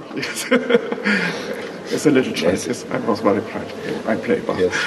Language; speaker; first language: English; non-native, fluent; German